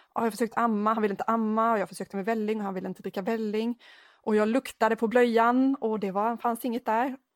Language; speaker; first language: Swedish; native; Swedish